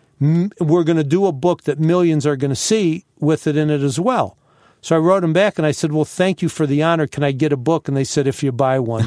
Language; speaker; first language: English; native; English